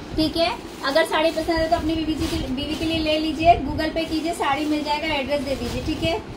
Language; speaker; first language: Hindi; non-native, local second language; Marathi